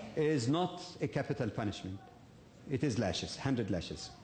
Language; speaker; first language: English; non-native, fluent; Arabic